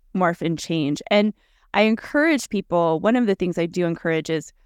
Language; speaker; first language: English; early bilingual, other home language; Russian